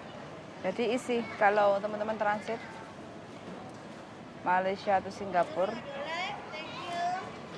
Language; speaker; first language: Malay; non-native, local second language; Javanese